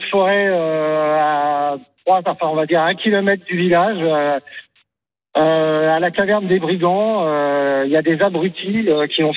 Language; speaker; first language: French; native; French